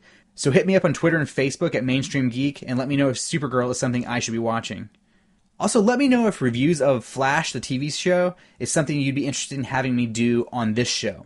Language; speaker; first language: English; native; English